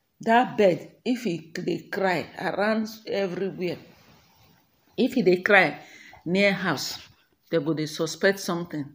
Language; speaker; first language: Nigerian Pidgin; non-native, local second language; Igbo